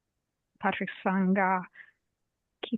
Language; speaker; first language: Japanese; non-native, learner; English